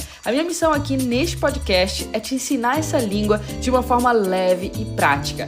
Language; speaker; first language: Portuguese; native; Portuguese